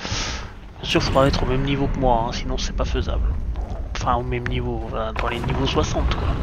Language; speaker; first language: French; native; French